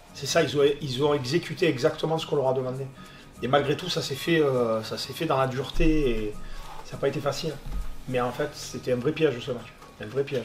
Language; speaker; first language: French; native; French